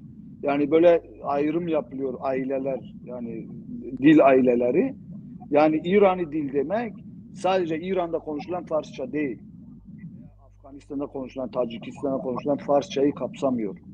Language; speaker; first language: Turkish; non-native, local second language; Zaza